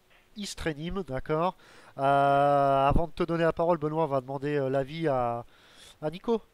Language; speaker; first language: French; native; French